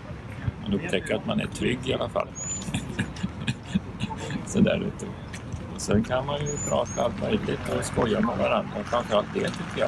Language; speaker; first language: Swedish; native; Swedish